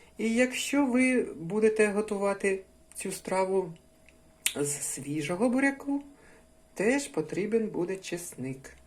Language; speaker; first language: Ukrainian; non-native, local second language; Russian